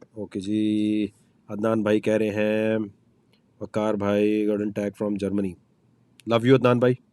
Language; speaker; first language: Urdu; native; Urdu